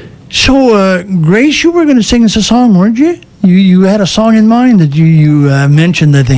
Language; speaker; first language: English; early bilingual, other home language; French